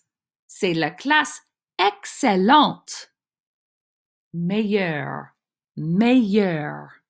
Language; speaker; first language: French; non-native, fluent; English